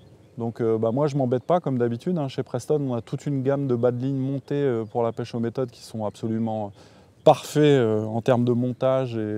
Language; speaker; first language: French; native; French